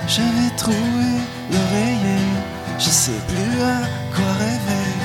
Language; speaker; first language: French; native; French